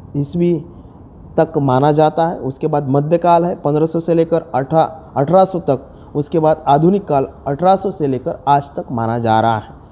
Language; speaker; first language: Hindi; non-native, local second language; Marathi